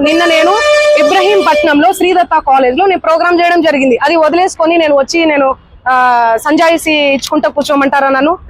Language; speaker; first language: Telugu; non-native, local second language; Lambadi